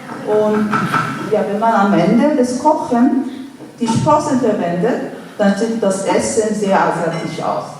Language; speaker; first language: German; non-native, learner; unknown